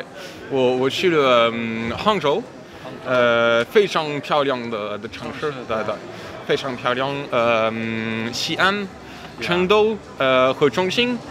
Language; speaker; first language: Chinese; non-native, learner; French